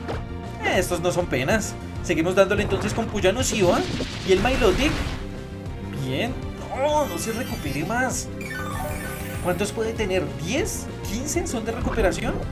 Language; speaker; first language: Spanish; native; Spanish